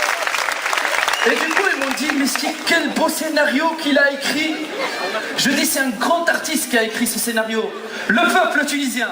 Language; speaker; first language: French; non-native, local second language; Arabic